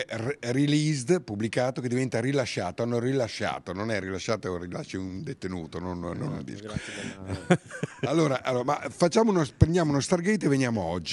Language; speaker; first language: Italian; native; Italian